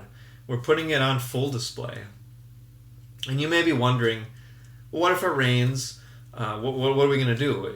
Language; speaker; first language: English; native; English